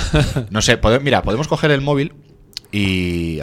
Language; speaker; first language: Spanish; native; Spanish